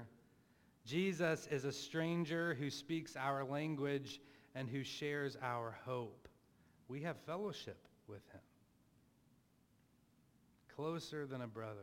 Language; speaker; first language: English; native; English